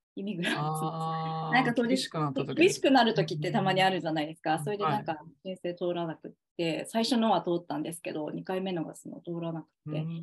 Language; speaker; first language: Japanese; native; Japanese